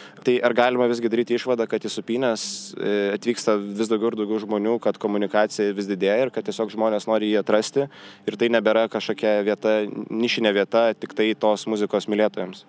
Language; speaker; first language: Lithuanian; native; Lithuanian